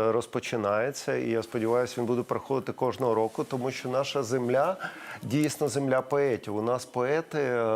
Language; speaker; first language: Ukrainian; non-native, local second language; Russian